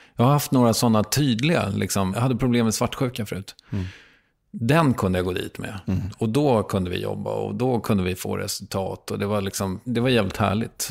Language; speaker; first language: Swedish; native; Swedish